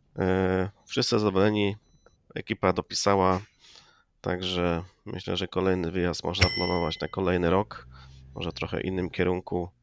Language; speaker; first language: Polish; native; Polish